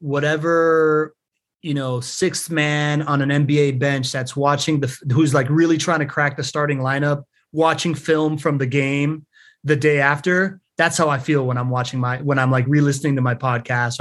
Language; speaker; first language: English; early bilingual, other home language; Spanish